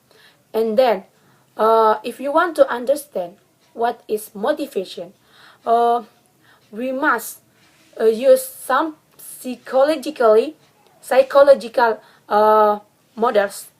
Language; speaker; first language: English; non-native, learner; Indonesian